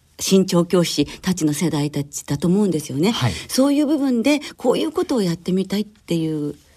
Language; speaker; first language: Japanese; native; Japanese